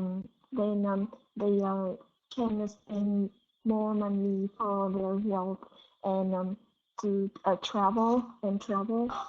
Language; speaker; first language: English; non-native, learner; Vietnamese